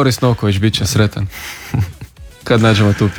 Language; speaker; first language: Serbian; native; Serbian